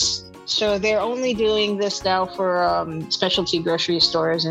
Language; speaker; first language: English; non-native, local second language; Filipino